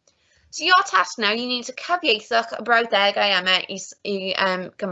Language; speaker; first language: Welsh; non-native, local second language; English